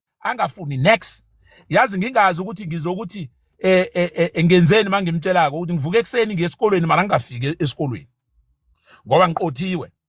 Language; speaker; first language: Zulu; non-native, local second language; South Ndebele